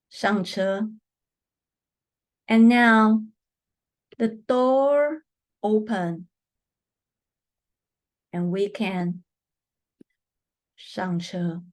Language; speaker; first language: English; non-native, fluent; Chinese